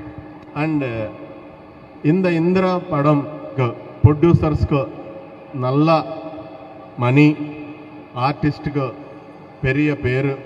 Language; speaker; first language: Tamil; non-native, learner; Telugu